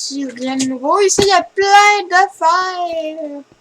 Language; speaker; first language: French; native; French